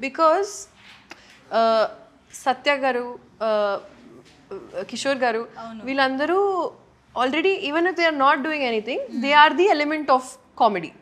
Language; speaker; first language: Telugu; non-native, local second language; Hindi